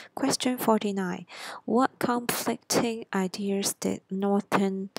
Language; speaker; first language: English; non-native, local second language; Cantonese